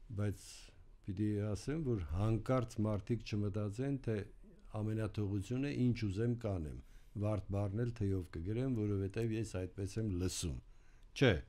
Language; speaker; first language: Armenian; native; Armenian